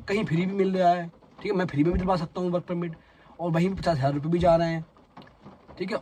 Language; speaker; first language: Hindi; native; Hindi